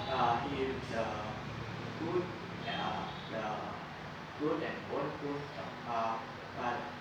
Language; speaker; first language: English; non-native, learner; Vietnamese